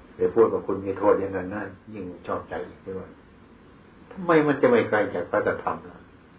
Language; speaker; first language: Thai; non-native, local second language; Northeastern Thai